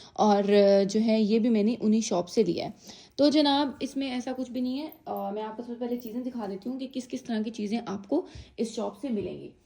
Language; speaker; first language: Urdu; native; Urdu